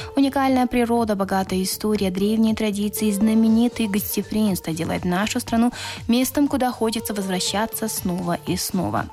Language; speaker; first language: Russian; non-native, local second language; Tajik